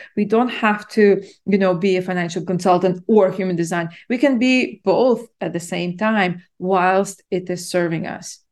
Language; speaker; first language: English; non-native, fluent; Latvian